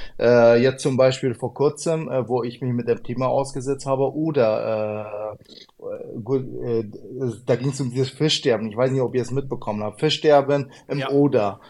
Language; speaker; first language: German; early bilingual, other home language; Arabic